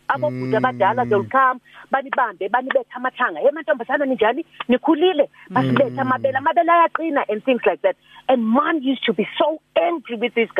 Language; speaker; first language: English; non-native, local second language; Zulu